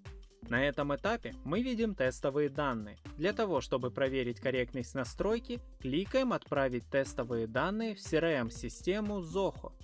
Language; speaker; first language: Russian; native; Russian